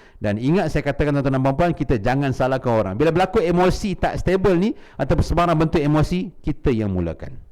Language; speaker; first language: Malay; native; Malay